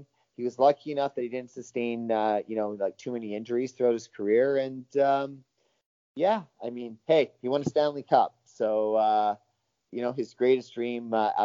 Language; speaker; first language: English; native; English